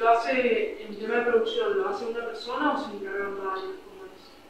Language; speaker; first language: Spanish; native; Spanish